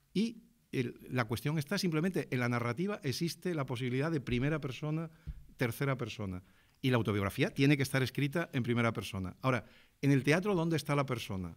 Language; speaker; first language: Spanish; native; Spanish